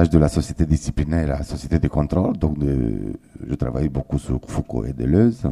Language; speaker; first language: French; non-native, fluent; Romanian